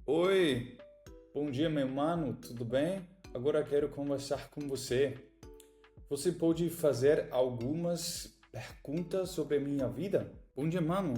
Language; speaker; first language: Portuguese; non-native, learner; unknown